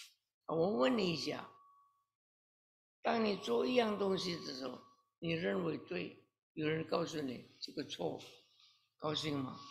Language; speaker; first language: Chinese; early bilingual, heritage; Chinese